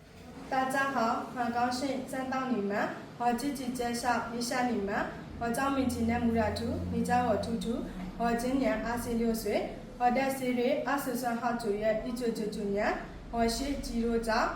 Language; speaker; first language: Chinese; non-native, learner; Burmese